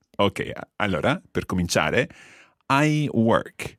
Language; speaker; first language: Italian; non-native, fluent; English